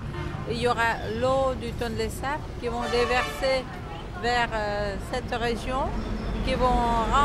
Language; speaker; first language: French; non-native, fluent; Vietnamese